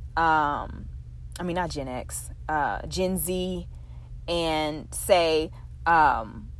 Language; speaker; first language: English; native; English